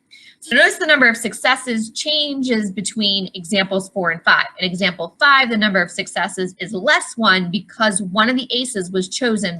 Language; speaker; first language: English; native; English